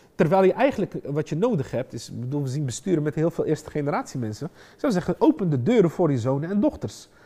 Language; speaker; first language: Dutch; early bilingual, other home language; Arabic